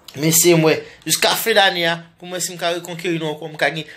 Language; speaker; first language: French; non-native, learner; Portuguese